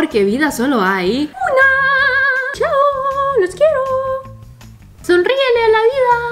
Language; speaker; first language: Spanish; native; Spanish